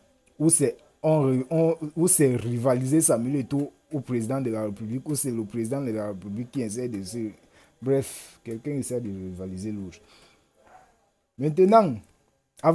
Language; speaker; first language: French; native; French